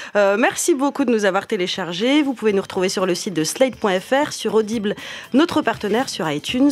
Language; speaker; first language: French; native; French